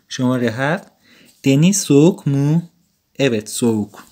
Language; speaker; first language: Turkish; non-native, fluent; Persian